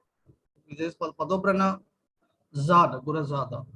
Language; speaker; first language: Russian; native; Russian